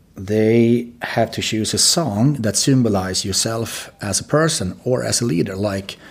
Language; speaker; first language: English; non-native, fluent; Swedish